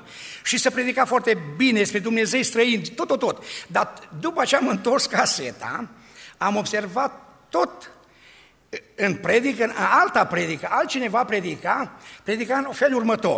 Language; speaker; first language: Romanian; native; Romanian